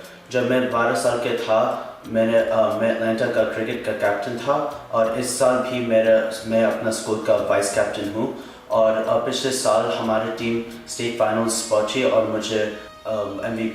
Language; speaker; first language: Hindi; early bilingual, heritage; Hindi